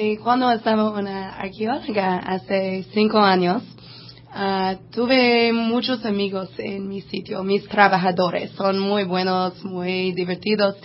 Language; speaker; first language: Spanish; non-native, learner; English